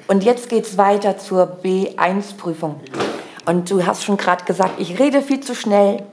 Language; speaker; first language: German; native; German